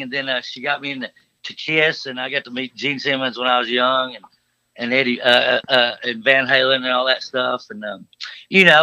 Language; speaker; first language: English; native; English